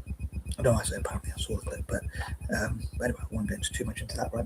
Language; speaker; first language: English; native; English